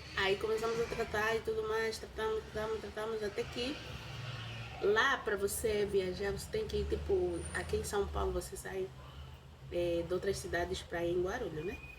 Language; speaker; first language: Portuguese; native; Portuguese